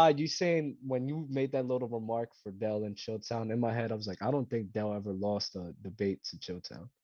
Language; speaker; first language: English; native; English